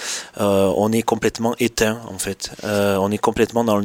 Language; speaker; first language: French; native; French